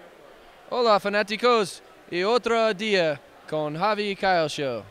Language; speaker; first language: Spanish; non-native, learner; English